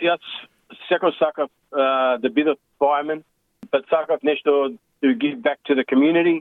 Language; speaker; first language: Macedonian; early bilingual, heritage; Macedonian